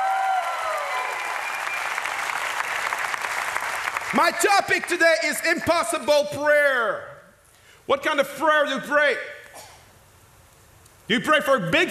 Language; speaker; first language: English; non-native, fluent; French